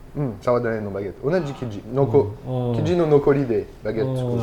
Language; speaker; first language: Japanese; non-native, learner; French